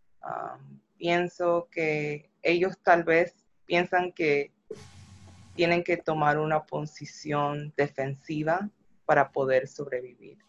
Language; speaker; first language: Spanish; early bilingual, other home language; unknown